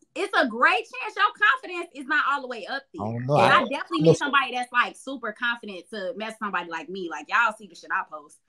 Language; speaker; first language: English; native; English